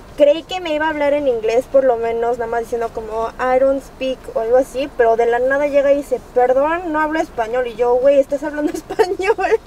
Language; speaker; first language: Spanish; native; Spanish